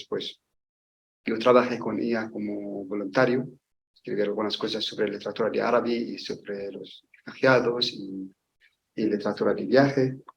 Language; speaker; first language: Spanish; non-native, learner; Arabic